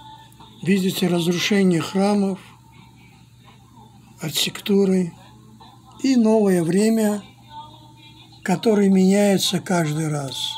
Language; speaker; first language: Russian; non-native, fluent; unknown